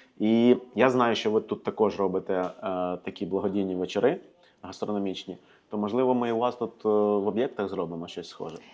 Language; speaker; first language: Ukrainian; native; Ukrainian